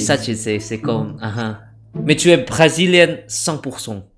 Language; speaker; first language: French; non-native, fluent; Indonesian